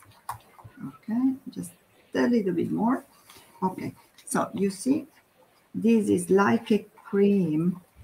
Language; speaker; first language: English; non-native, fluent; Italian